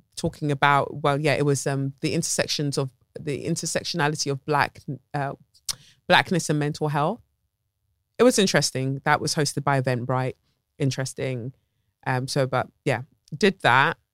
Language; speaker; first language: English; native; English